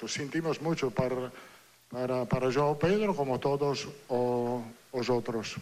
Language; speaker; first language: Portuguese; non-native, learner; Italian